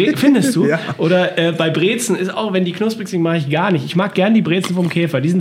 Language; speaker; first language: German; native; German